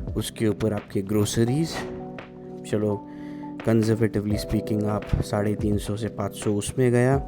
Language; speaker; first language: Hindi; native; Hindi